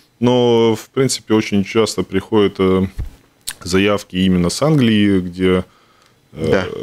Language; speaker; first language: Russian; non-native, local second language; Latvian